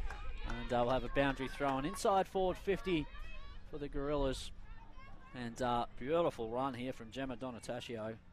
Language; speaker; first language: English; native; English